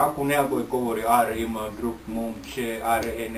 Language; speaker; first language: Bulgarian; non-native, learner; Finnish